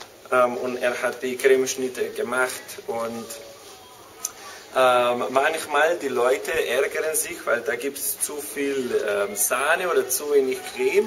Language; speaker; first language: German; non-native, fluent; Slovenian